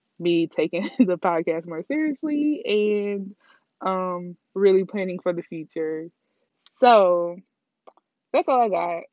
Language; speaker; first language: English; native; English